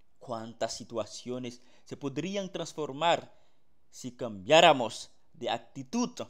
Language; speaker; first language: Spanish; non-native, fluent; Haitian Creole